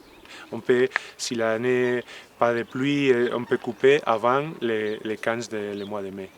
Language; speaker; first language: French; non-native, learner; Spanish